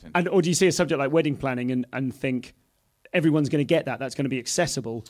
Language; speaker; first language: English; native; English